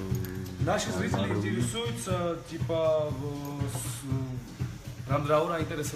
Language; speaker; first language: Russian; non-native, local second language; Georgian